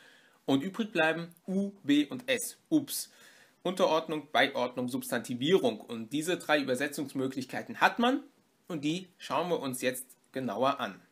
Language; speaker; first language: German; native; German